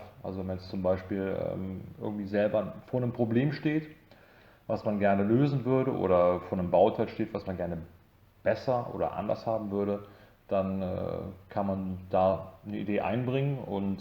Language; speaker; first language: German; native; German